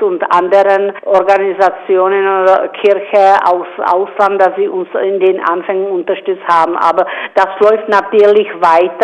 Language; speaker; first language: German; non-native, fluent; Czech